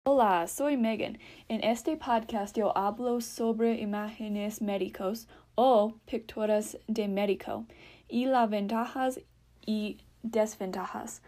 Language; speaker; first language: Spanish; non-native, learner; English